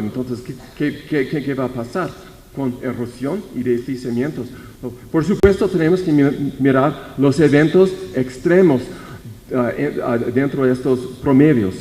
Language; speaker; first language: Spanish; non-native, fluent; English